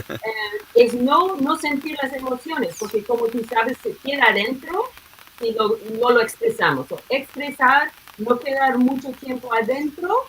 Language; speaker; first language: Spanish; non-native, fluent; English